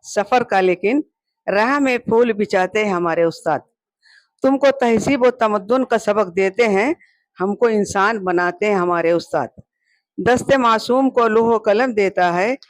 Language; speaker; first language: Hindi; non-native, local second language; Urdu